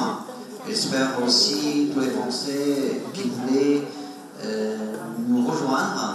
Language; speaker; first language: French; non-native, fluent; Chinese